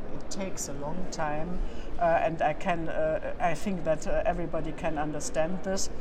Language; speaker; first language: English; non-native, learner; German